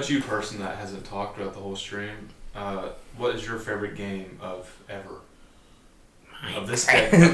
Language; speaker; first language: English; native; English